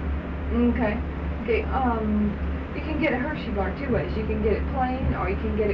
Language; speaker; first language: English; native; English